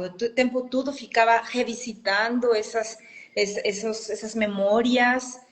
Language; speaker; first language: Portuguese; non-native, fluent; Spanish